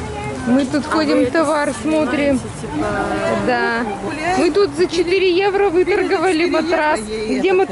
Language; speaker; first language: Russian; native; Russian